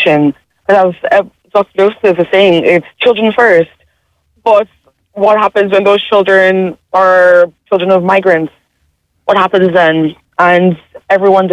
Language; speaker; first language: English; native; English